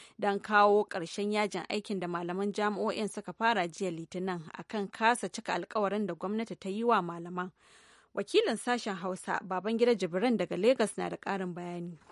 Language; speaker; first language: Hausa; native; Hausa